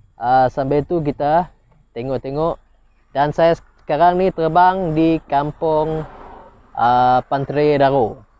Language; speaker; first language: Malay; non-native, local second language; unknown